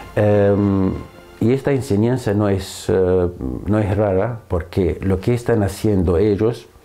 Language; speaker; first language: Spanish; non-native, fluent; Arabic